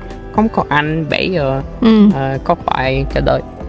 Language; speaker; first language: Vietnamese; non-native, learner; French